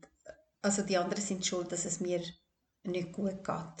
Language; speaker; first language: German; early bilingual, other home language; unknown